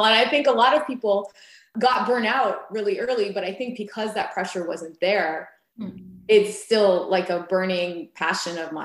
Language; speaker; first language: English; native; English